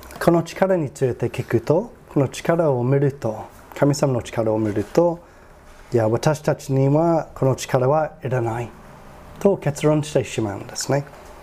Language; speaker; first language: Japanese; non-native, fluent; English